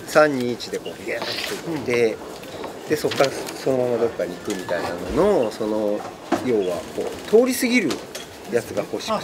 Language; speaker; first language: Japanese; native; Japanese